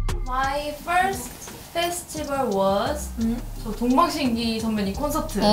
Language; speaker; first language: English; non-native, learner; Korean